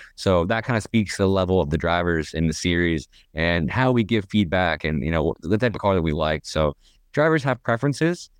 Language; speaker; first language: English; native; English